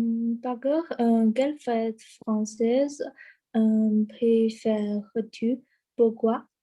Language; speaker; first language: French; non-native, learner; Chinese